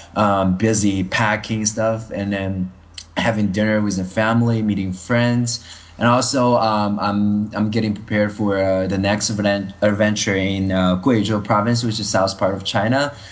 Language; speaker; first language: English; non-native, fluent; Chinese